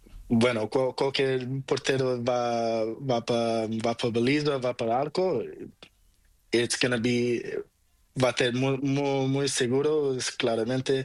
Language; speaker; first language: Spanish; non-native, learner; Portuguese